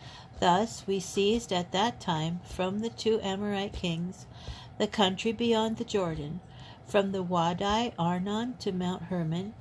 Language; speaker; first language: English; native; English